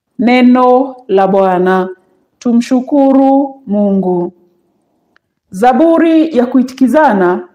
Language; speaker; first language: Swahili; non-native, local second language; Kikuyu